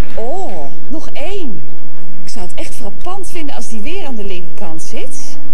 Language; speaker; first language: Dutch; native; Dutch